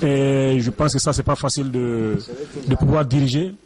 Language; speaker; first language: French; non-native, fluent; Spanish